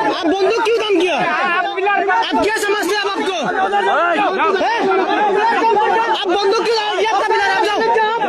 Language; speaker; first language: Hindi; non-native, learner; Bangla